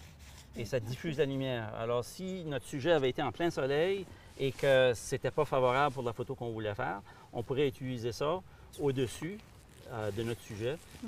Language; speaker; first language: French; native; French